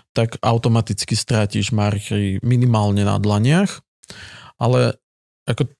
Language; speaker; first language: Slovak; native; Slovak